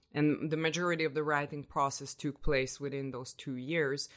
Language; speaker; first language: English; non-native, fluent; Hungarian